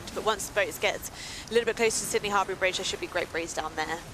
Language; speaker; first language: English; native; English